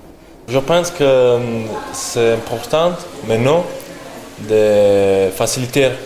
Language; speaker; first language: French; non-native, fluent; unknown